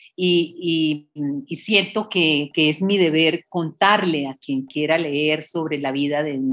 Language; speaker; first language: Spanish; native; Spanish